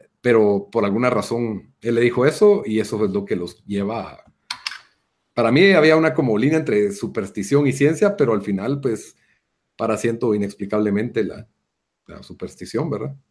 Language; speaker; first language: Spanish; native; Spanish